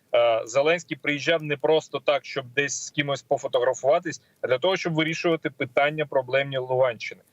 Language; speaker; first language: Ukrainian; non-native, local second language; Russian